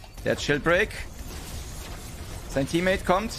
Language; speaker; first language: German; native; German